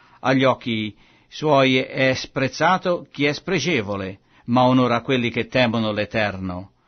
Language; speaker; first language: Italian; non-native, fluent; French